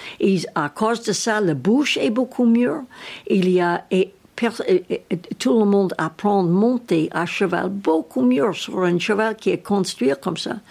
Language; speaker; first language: French; non-native, learner; English